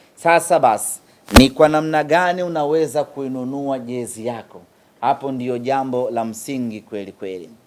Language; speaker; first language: Swahili; native; Swahili